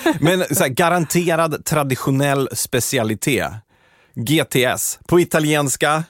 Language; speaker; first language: Swedish; native; Swedish